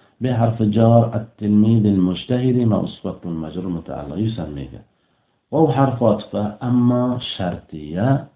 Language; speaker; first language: Arabic; non-native, fluent; Uzbek